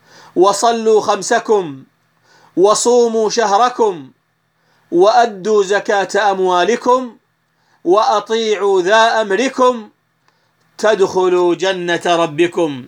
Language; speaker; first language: Arabic; native; Arabic